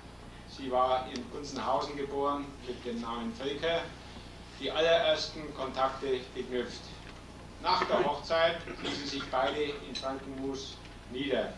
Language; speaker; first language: German; native; German